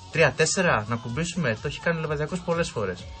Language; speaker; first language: Greek; native; Greek